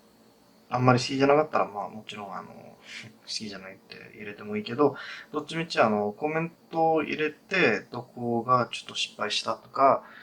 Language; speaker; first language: Japanese; non-native, fluent; English